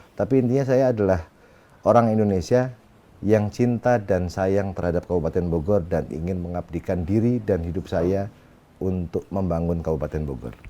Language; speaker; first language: Indonesian; non-native, local second language; Sundanese